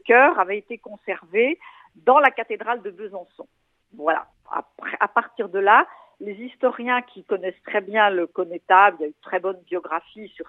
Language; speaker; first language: French; native; French